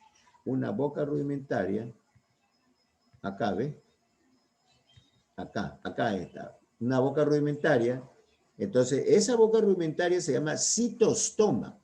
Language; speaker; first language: Spanish; native; Spanish